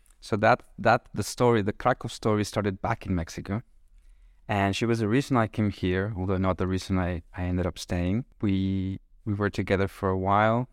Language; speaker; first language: English; non-native, fluent; Spanish